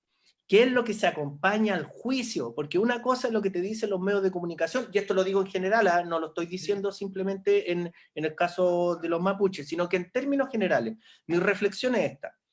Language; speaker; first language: Spanish; native; Spanish